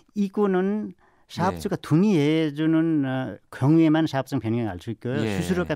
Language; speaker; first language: Korean; non-native, learner; Nepali